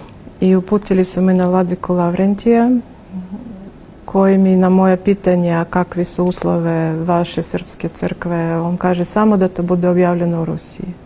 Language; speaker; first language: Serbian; non-native, fluent; Russian